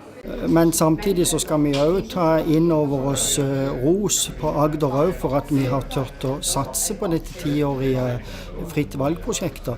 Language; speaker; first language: Norwegian; native; Norwegian